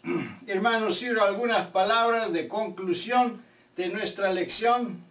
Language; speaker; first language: Spanish; non-native, fluent; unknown